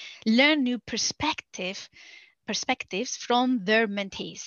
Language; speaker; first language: English; non-native, fluent; Spanish